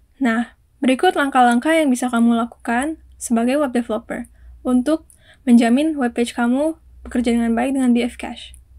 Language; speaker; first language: Indonesian; native; Indonesian